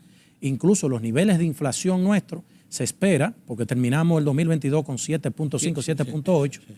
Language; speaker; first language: Spanish; native; Spanish